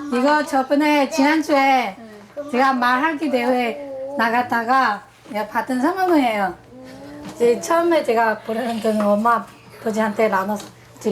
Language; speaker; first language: Korean; non-native, learner; Chinese